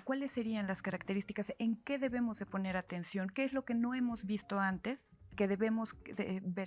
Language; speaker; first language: Spanish; native; Spanish